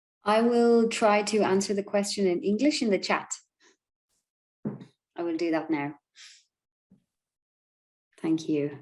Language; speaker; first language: English; non-native, fluent; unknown